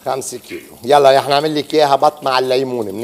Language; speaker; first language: Arabic; native; Arabic